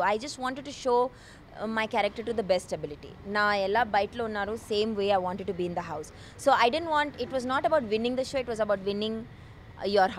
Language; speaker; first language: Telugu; non-native, learner; Malayalam